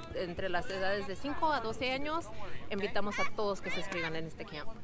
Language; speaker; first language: Spanish; early bilingual, heritage; Spanish